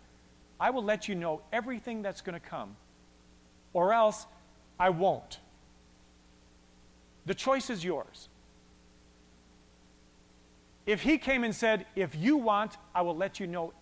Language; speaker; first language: English; native; English